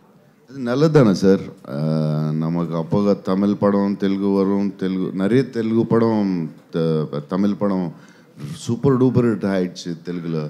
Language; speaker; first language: Tamil; non-native, learner; Telugu